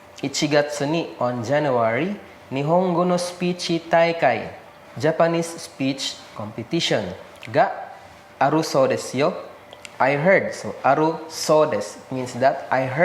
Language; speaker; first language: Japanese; non-native, fluent; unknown